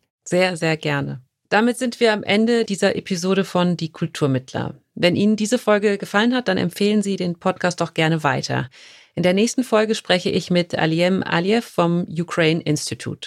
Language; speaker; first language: German; native; German